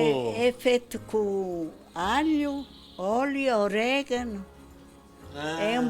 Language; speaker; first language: Portuguese; non-native, learner; Italian